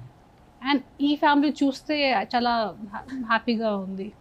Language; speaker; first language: Telugu; non-native, local second language; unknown